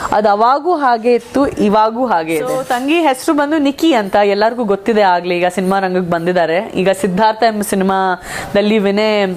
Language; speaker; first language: Kannada; non-native, local second language; Sindhi